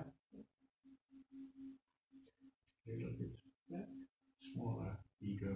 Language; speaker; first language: English; non-native, fluent; Finnish